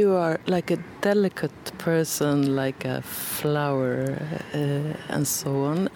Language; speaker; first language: English; non-native, fluent; Swedish